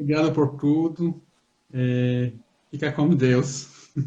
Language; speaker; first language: Portuguese; non-native, fluent; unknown